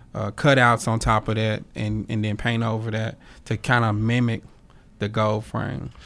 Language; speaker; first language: English; native; English